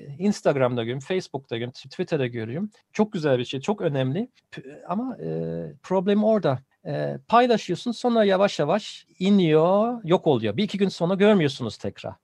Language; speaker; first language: Turkish; non-native, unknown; German